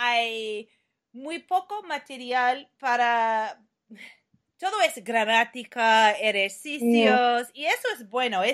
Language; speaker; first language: Spanish; non-native, fluent; English